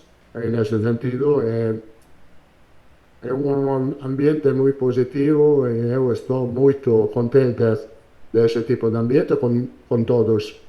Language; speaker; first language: Portuguese; non-native, learner; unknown